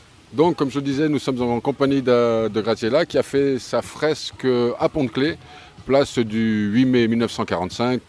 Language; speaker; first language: French; native; French